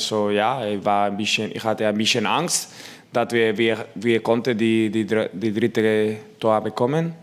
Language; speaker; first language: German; non-native, learner; Spanish